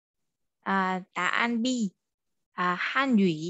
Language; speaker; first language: Chinese; non-native, learner; Vietnamese